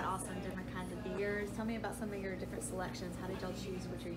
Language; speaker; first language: English; native; English